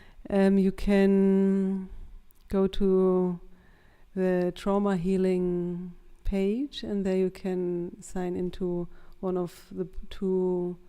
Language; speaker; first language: English; non-native, fluent; German